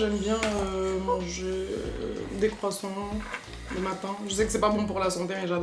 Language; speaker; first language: French; native; French